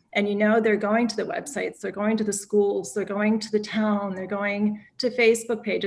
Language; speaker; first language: English; native; English